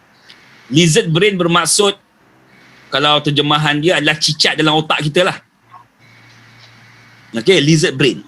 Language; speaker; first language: Malay; native; Malay